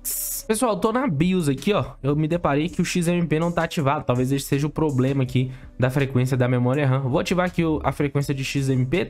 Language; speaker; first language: Portuguese; native; Portuguese